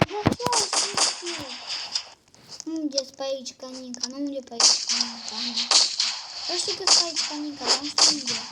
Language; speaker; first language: Romanian; early bilingual, heritage; Romanian